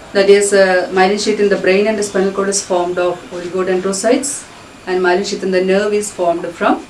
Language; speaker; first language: English; non-native, local second language; Malayalam